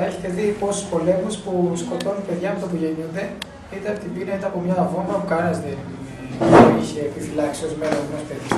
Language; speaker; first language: Greek; native; Greek